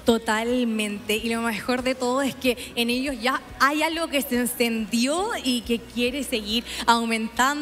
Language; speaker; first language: Spanish; native; Spanish